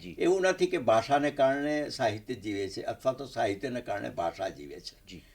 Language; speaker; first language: Gujarati; native; Gujarati